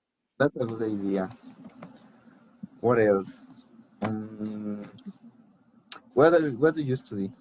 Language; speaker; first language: English; non-native, learner; Spanish